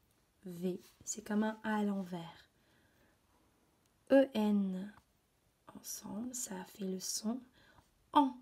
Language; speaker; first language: French; native; French